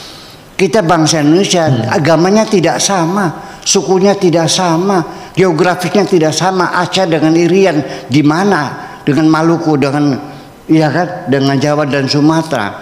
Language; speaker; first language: Indonesian; native; Indonesian